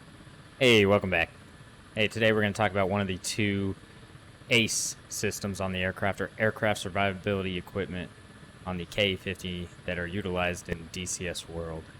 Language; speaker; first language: English; native; English